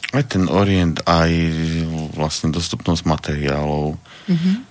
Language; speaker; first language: Slovak; native; Slovak